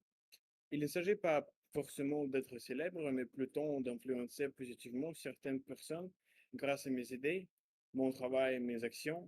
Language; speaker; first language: French; non-native, learner; Russian